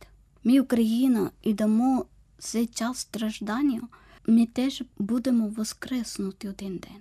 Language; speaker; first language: Ukrainian; non-native, learner; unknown